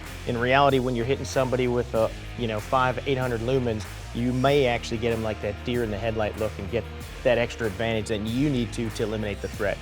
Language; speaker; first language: English; native; English